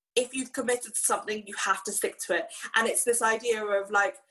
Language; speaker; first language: English; native; English